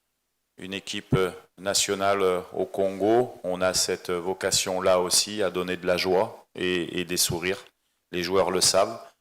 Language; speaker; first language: French; native; French